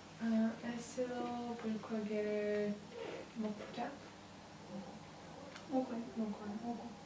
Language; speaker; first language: Korean; non-native, learner; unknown